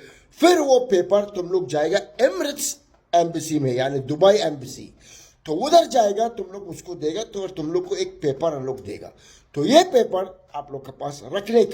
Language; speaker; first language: Hindi; non-native, learner; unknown